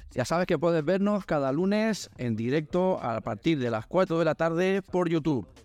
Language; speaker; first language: Spanish; native; Spanish